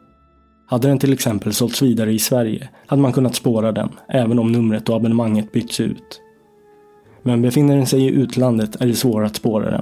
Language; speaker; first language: Swedish; native; Swedish